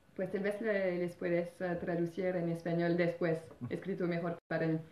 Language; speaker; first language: Spanish; non-native, learner; French